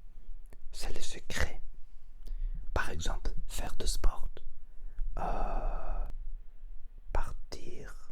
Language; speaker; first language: French; non-native, learner; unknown